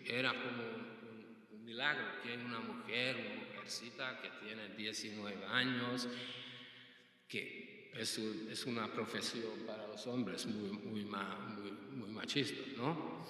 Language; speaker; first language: Spanish; non-native, fluent; Hungarian